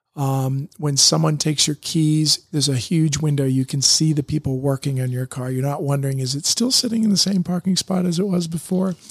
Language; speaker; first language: English; native; English